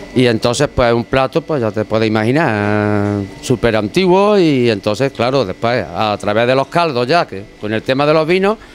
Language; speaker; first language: Spanish; native; Spanish